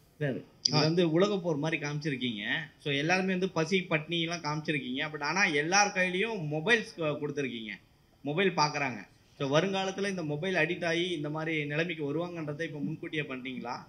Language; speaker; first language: Tamil; native; Tamil